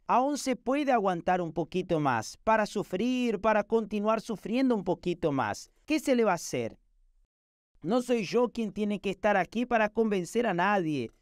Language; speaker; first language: Spanish; non-native, fluent; Portuguese